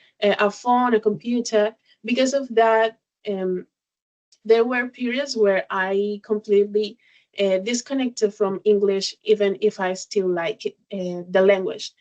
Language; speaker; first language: English; non-native, learner; Spanish